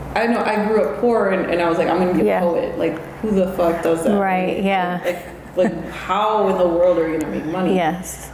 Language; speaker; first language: English; early bilingual, other home language; Spanish